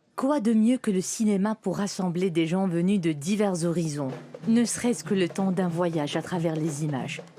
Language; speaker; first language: French; non-native, local second language; Arabic